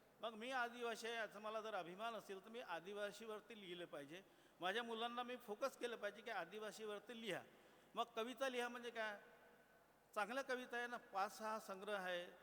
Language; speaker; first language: Marathi; non-native, local second language; Gondi